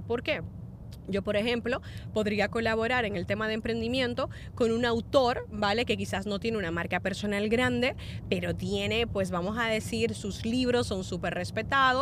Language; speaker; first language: Spanish; native; Spanish